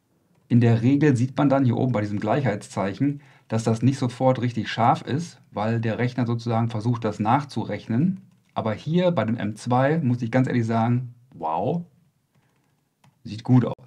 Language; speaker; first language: German; native; German